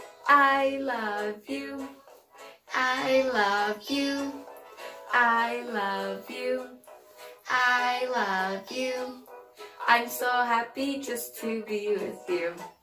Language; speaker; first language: English; non-native, fluent; Spanish